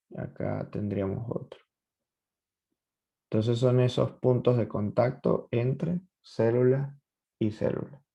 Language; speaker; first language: Spanish; native; Spanish